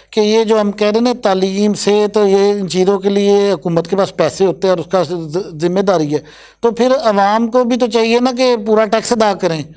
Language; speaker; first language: Urdu; non-native, local second language; Punjabi